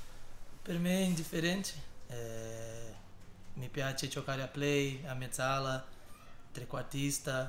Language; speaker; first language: Italian; non-native, learner; Portuguese